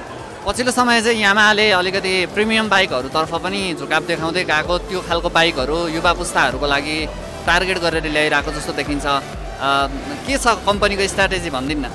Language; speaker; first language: Nepali; native; Nepali